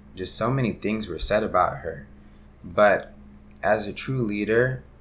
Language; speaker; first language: English; early bilingual, other home language; Hindi